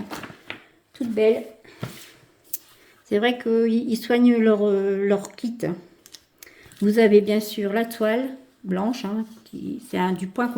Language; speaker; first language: French; native; French